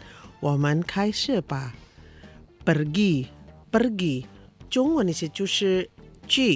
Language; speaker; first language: Chinese; non-native, fluent; Indonesian